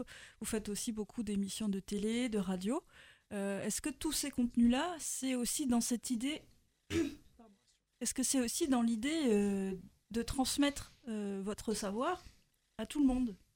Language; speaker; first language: French; native; French